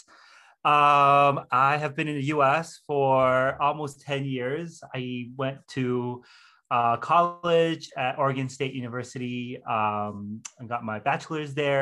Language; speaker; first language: English; non-native, local second language; Cantonese